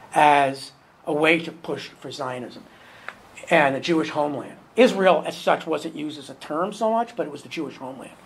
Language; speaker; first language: English; native; English